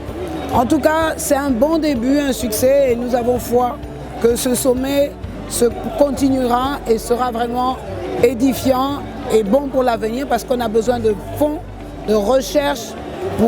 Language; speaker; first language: French; non-native, local second language; Arabic